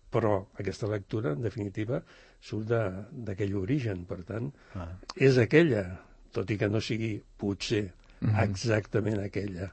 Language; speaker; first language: Catalan; native; Catalan